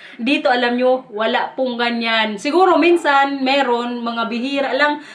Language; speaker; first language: Filipino; non-native, local second language; Waray